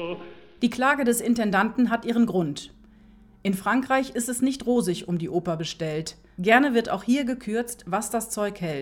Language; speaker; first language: German; native; German